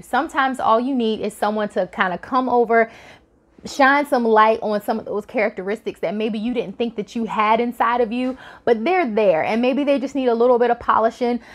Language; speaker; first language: English; native; English